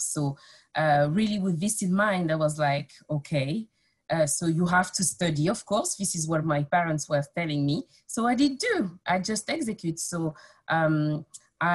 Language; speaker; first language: English; non-native, fluent; French